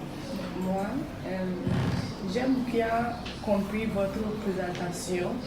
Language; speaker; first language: French; non-native, learner; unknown